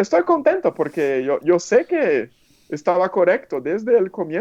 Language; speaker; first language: Spanish; non-native, fluent; Portuguese